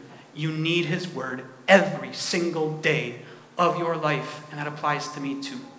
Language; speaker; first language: English; native; English